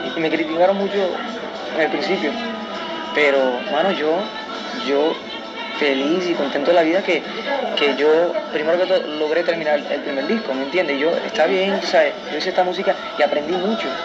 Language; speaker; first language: Spanish; early bilingual, heritage; Spanish